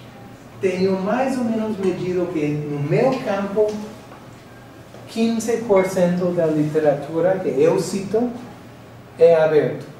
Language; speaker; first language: Portuguese; non-native, fluent; English